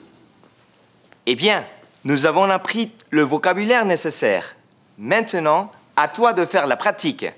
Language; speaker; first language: French; non-native, fluent; Spanish